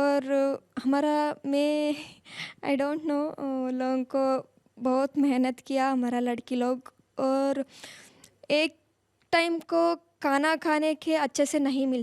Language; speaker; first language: Hindi; non-native, local second language; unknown